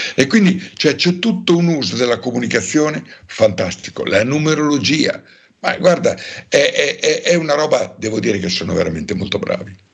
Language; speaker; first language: Italian; native; Italian